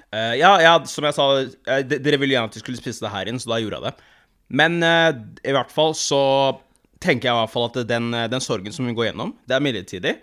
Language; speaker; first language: Norwegian; early bilingual, other home language; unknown